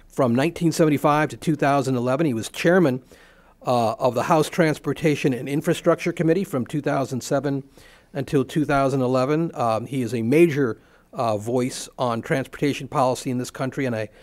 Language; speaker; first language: English; native; English